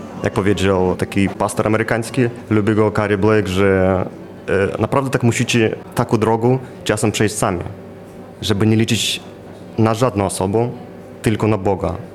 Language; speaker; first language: Polish; non-native, fluent; Ukrainian